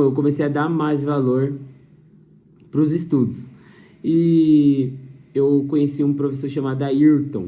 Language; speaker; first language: Portuguese; native; Portuguese